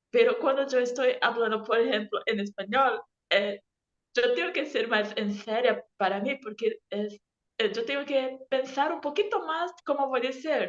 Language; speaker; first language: Spanish; non-native, learner; Portuguese